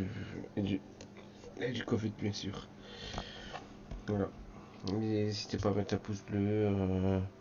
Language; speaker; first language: French; native; French